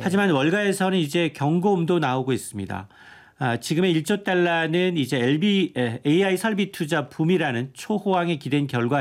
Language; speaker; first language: Korean; native; Korean